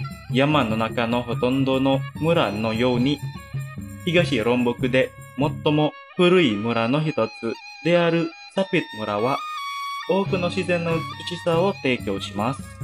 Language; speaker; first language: Japanese; non-native, fluent; Indonesian